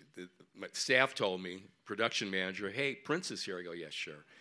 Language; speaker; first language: English; native; English